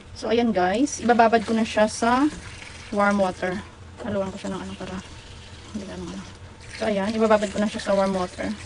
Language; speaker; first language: Filipino; non-native, local second language; Hiligaynon